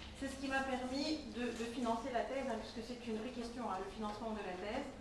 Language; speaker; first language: French; non-native, local second language; Arabic